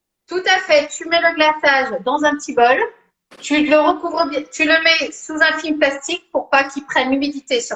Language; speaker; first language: French; native; French